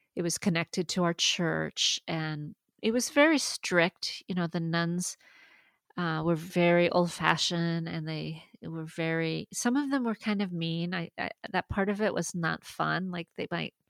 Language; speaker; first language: English; early bilingual, other home language; French